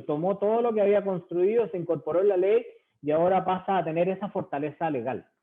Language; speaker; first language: Spanish; native; Spanish